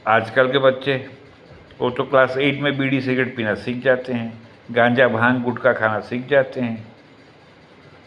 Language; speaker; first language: Hindi; non-native, local second language; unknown